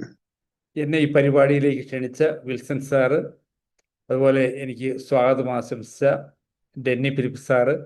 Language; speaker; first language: Malayalam; native; Malayalam